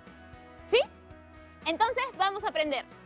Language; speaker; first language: Spanish; native; Spanish